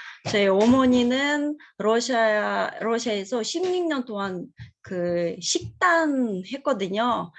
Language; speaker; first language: Korean; non-native, fluent; Russian